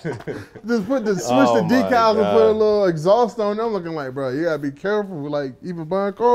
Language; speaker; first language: English; native; English